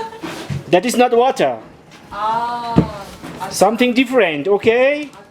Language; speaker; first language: English; non-native, learner; Nepali